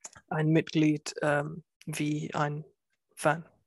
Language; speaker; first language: German; non-native, learner; English